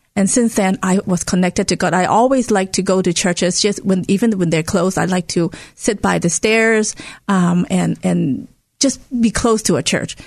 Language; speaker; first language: English; non-native, local second language; Cantonese